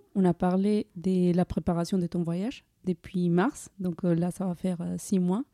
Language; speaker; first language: French; non-native, fluent; Spanish